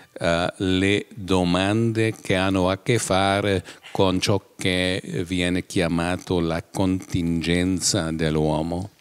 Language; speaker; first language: Italian; non-native, fluent; German